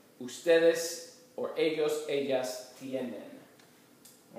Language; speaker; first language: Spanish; non-native, fluent; English